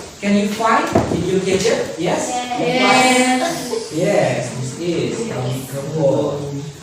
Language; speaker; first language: English; non-native, learner; Indonesian